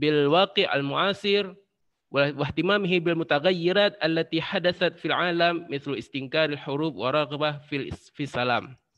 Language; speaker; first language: Arabic; non-native, fluent; Indonesian